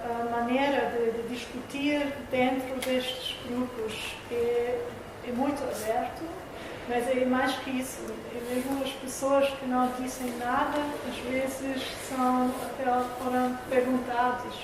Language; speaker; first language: Portuguese; non-native, fluent; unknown